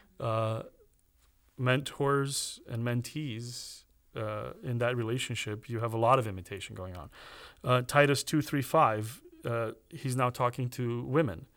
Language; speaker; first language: English; early bilingual, other home language; Romanian